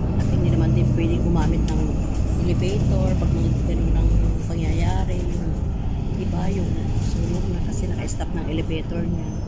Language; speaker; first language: Filipino; non-native, local second language; Waray